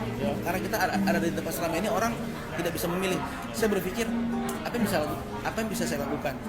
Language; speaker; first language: Indonesian; non-native, local second language; Achinese